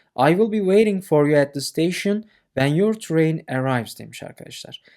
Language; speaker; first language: English; non-native, fluent; Turkish